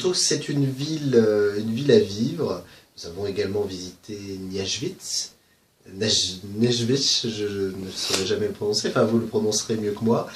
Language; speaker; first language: French; native; French